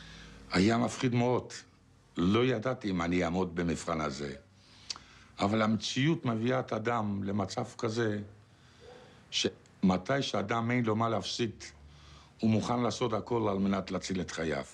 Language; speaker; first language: Hebrew; non-native, fluent; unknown